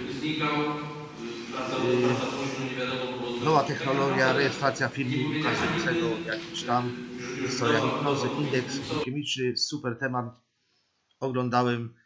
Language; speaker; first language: Polish; native; Polish